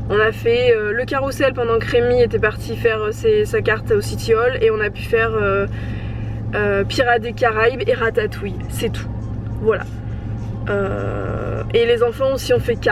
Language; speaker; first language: French; native; French